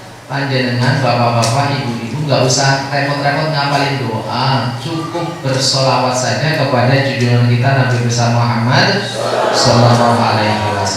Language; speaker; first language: Indonesian; non-native, local second language; Javanese